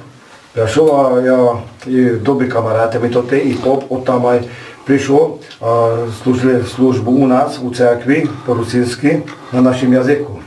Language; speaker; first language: Ukrainian; early bilingual, heritage; Hungarian